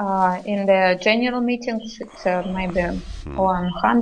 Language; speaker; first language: English; non-native, learner; Russian